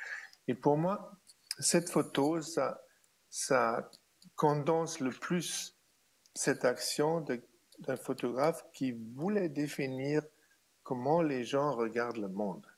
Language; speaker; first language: French; non-native, fluent; German